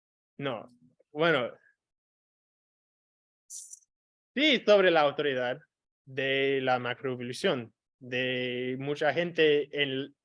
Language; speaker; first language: Spanish; non-native, fluent; English